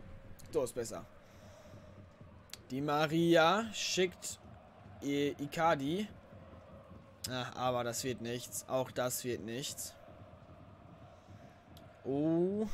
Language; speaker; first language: German; native; German